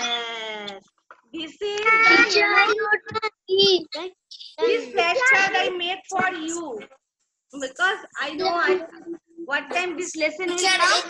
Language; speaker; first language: English; non-native, local second language; Bangla